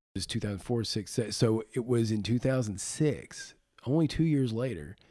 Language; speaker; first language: English; native; English